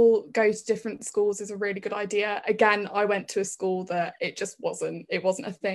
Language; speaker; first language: English; native; English